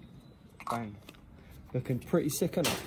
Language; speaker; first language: English; native; English